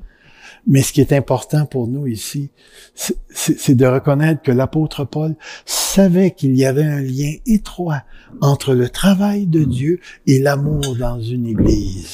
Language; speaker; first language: French; native; French